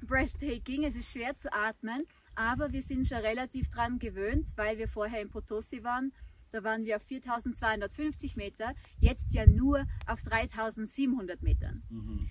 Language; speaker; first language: German; native; German